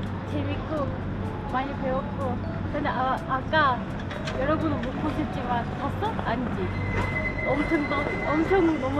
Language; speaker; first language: Korean; non-native, fluent; Turkish